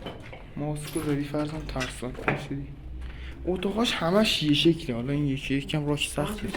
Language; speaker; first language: Persian; native; Persian